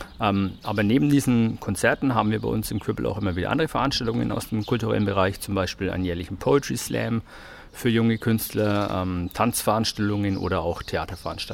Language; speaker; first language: German; native; German